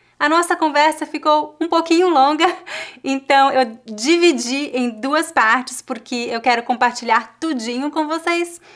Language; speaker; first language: Portuguese; native; Portuguese